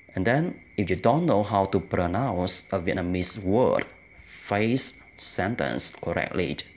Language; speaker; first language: English; non-native, fluent; Vietnamese